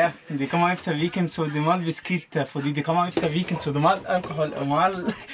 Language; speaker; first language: Norwegian; non-native, learner; Arabic